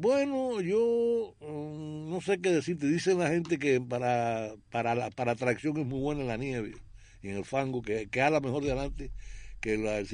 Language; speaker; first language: Spanish; native; Spanish